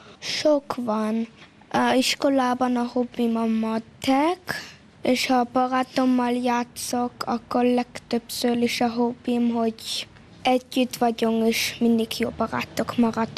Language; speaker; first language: Hungarian; early bilingual, heritage; Hungarian